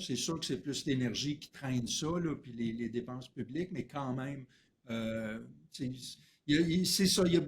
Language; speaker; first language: French; native; French